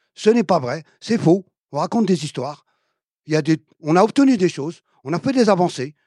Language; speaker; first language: French; early bilingual, other home language; Arabic